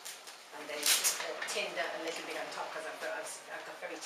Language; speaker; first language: English; native; English